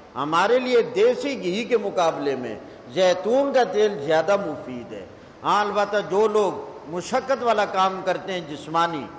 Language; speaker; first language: Urdu; non-native, local second language; Punjabi